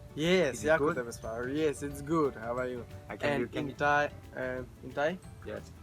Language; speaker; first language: English; non-native, learner; Ukrainian